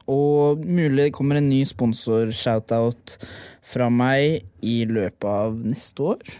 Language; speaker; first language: Norwegian; native; Norwegian